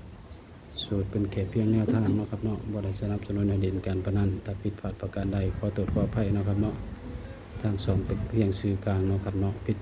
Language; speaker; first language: Thai; non-native, local second language; Lao